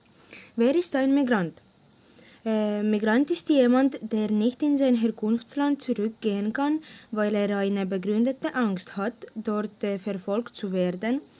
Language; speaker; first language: German; non-native, learner; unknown